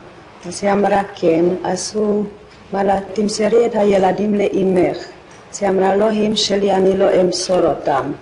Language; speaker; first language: Hebrew; non-native, fluent; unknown